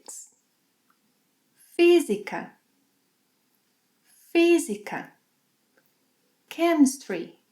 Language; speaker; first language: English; non-native, fluent; Portuguese